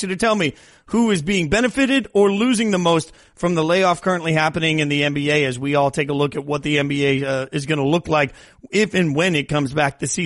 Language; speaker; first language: English; native; English